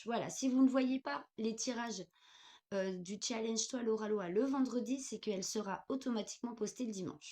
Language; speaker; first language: French; native; French